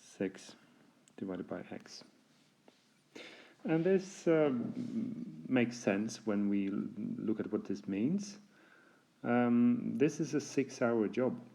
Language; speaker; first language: English; non-native, fluent; Norwegian